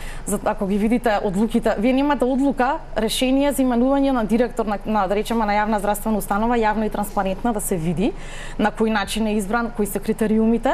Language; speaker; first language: Macedonian; native; Macedonian